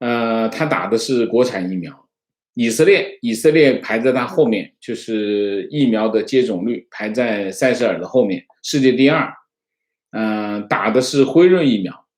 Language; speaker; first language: Chinese; native; Chinese